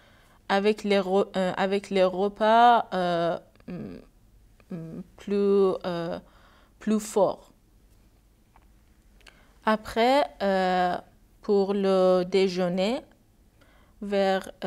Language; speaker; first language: French; non-native, learner; Persian